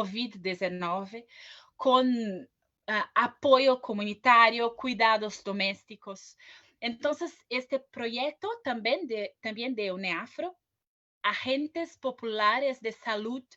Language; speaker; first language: Spanish; non-native, fluent; Portuguese